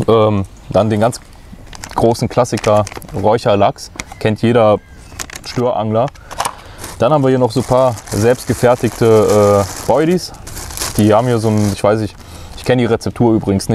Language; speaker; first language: German; native; German